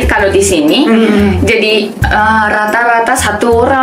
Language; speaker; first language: Indonesian; non-native, learner; Japanese